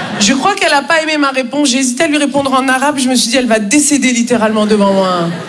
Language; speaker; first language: French; native; French